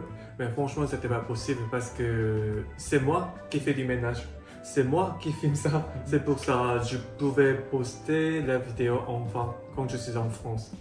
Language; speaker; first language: French; non-native, fluent; Korean